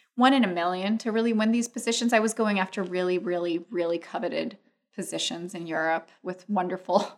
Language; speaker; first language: English; non-native, fluent; Spanish